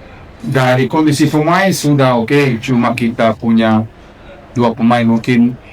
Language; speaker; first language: Indonesian; non-native, fluent; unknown